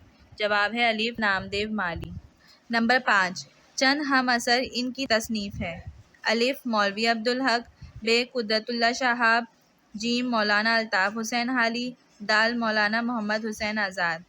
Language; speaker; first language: Urdu; native; Urdu